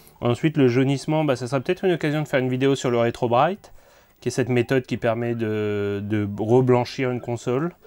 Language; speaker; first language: French; native; French